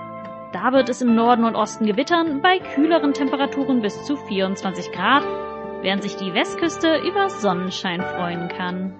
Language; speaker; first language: German; native; German